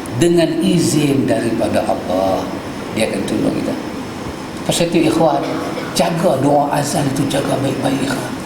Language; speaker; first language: Malay; native; Malay